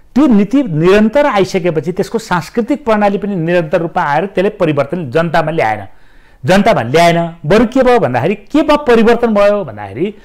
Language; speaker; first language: Nepali; native; Nepali